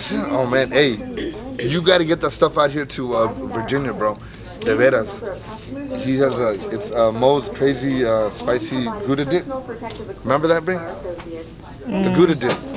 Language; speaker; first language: English; early bilingual, other home language; Spanish